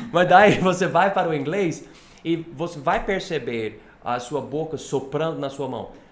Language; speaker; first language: Portuguese; non-native, fluent; English